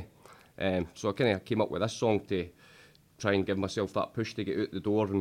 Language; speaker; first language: English; native; English